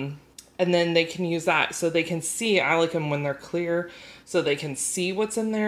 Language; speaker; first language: English; native; English